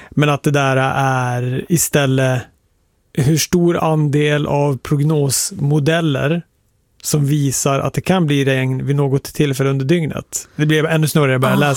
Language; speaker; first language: Swedish; native; Swedish